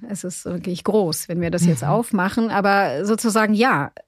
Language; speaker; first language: German; non-native, fluent; Ukrainian